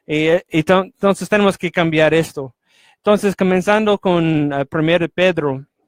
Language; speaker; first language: Spanish; non-native, fluent; English